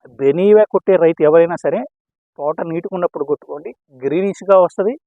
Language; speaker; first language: Telugu; native; Telugu